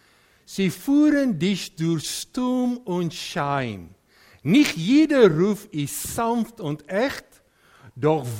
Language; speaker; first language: German; non-native, fluent; Dutch